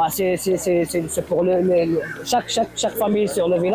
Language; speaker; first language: French; non-native, local second language; Berber languages